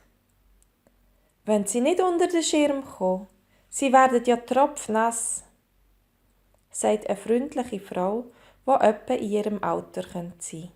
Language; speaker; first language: German; native; German